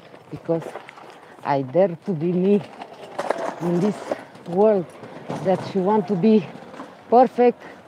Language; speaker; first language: English; non-native, learner; Romanian